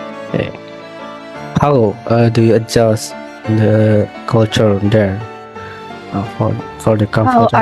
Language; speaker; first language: English; non-native, learner; Indonesian